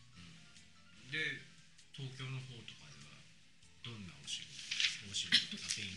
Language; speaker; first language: Japanese; native; Japanese